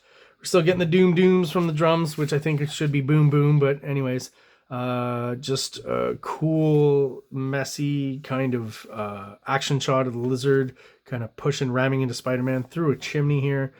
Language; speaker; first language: English; native; English